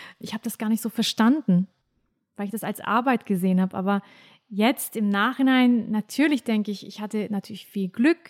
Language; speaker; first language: German; early bilingual, other home language; Turkish